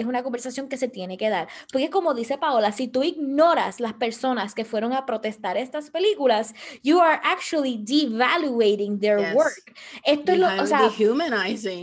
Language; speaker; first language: Spanish; early bilingual, heritage; Spanish